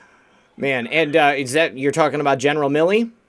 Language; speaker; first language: English; native; English